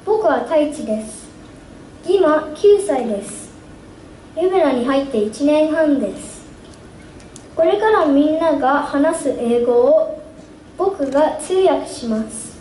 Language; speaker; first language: Japanese; early bilingual, heritage; Japanese